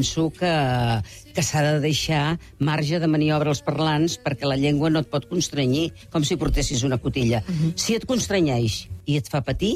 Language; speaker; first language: Catalan; native; Catalan